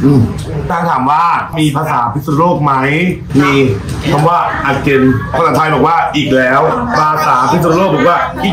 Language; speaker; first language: Thai; native; Thai